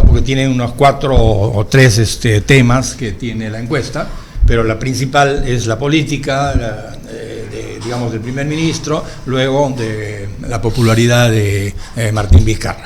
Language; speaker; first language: Spanish; native; Spanish